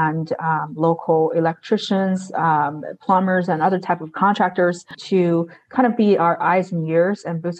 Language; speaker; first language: English; non-native, fluent; Chinese